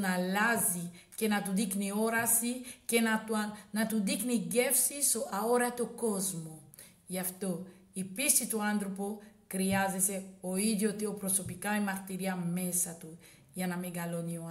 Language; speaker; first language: Greek; non-native, learner; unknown